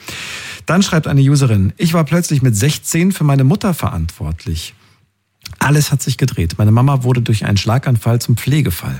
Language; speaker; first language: German; native; German